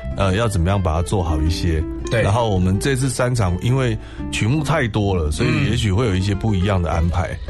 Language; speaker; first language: Chinese; native; Chinese